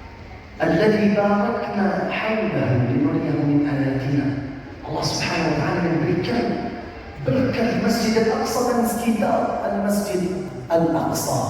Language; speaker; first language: Indonesian; non-native, fluent; Arabic